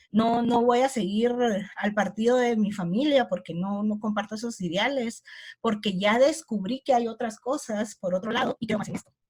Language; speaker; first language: Spanish; native; Spanish